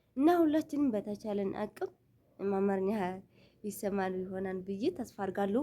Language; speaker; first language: Amharic; non-native, local second language; Tigrinya